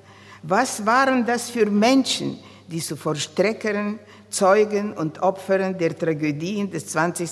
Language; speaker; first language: German; non-native, fluent; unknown